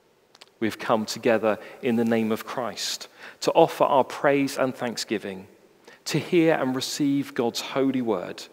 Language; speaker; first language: English; native; English